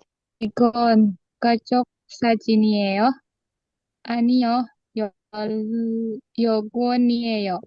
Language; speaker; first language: Korean; non-native, learner; Indonesian